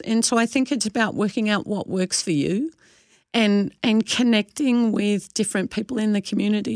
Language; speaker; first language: English; native; English